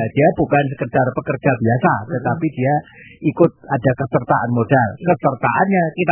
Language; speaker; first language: Indonesian; non-native, local second language; Javanese